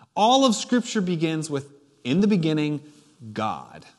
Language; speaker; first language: English; native; English